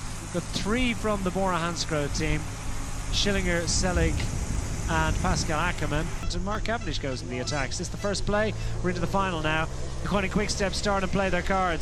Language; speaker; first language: English; native; English